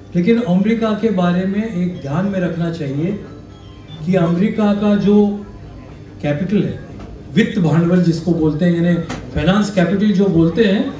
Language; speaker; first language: Hindi; non-native, local second language; Marathi